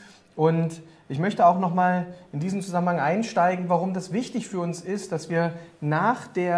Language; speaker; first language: German; native; German